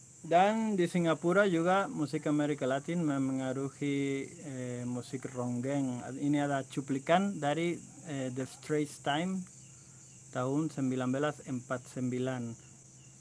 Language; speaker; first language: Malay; non-native, fluent; Spanish